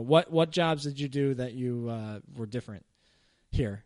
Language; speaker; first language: English; native; English